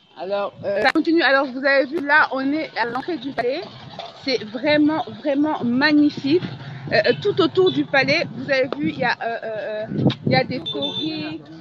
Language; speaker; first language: French; native; French